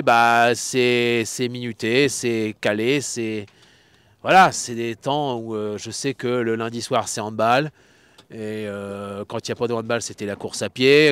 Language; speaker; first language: French; native; French